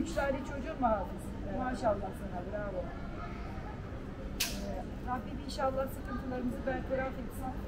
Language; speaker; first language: Turkish; native; Turkish